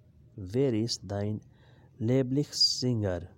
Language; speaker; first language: German; non-native, learner; Urdu